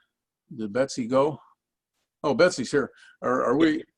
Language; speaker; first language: English; native; English